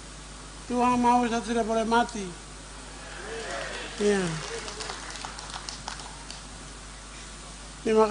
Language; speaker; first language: Indonesian; non-native, local second language; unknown